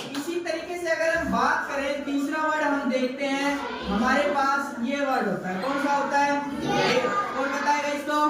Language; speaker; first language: Hindi; native; Hindi